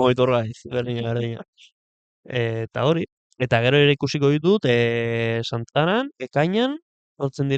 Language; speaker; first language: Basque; non-native, local second language; Spanish